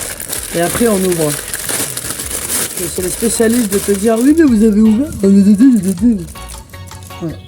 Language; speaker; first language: French; native; French